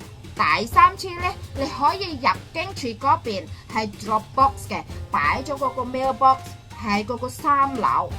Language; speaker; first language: Cantonese; non-native, fluent; Indonesian